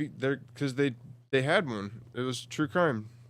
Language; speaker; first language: English; native; English